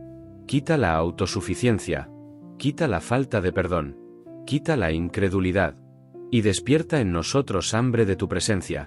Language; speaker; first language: Spanish; native; Spanish